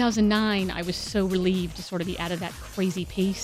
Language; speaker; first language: English; native; English